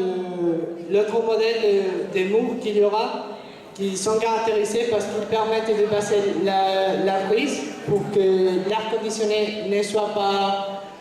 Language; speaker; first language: French; non-native, fluent; Spanish